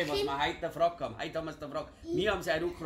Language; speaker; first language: German; native; German